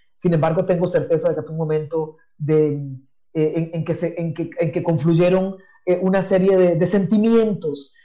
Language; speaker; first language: Spanish; non-native, local second language; English